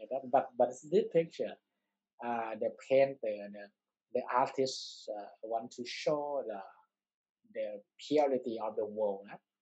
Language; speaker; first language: English; non-native, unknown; Thai